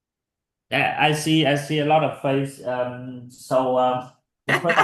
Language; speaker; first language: English; non-native, learner; Vietnamese